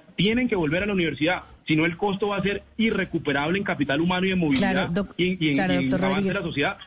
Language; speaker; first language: Spanish; native; Spanish